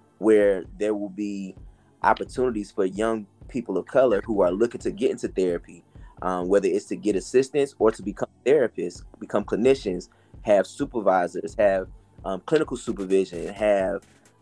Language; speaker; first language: English; native; English